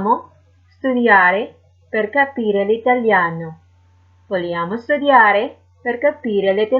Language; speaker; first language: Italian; non-native, fluent; English